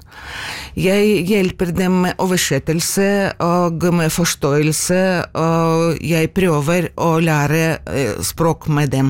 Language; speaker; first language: Norwegian; non-native, learner; Ukrainian